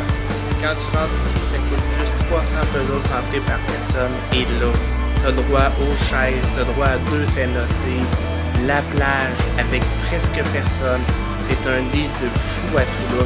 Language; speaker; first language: French; native; French